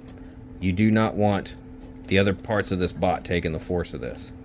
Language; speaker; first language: English; native; English